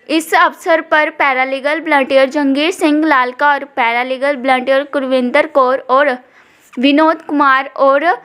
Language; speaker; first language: Hindi; non-native, local second language; Punjabi